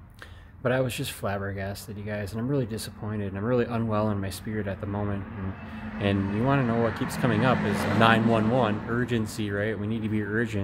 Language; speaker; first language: English; native; English